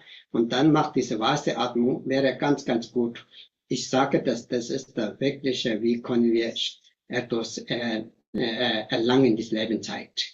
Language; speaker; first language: German; non-native, fluent; Tibetan